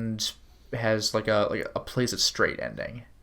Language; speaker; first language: English; native; English